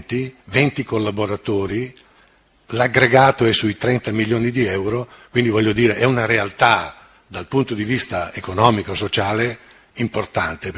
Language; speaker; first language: Italian; native; Italian